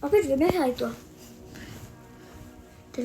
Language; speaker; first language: French; native; French